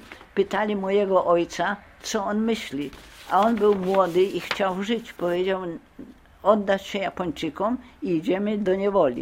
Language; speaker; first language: Polish; early bilingual, heritage; Polish